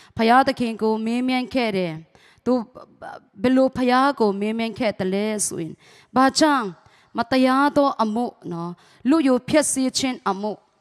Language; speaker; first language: Burmese; non-native, local second language; Tedim Chin